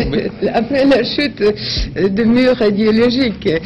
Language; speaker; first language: French; non-native, fluent; Russian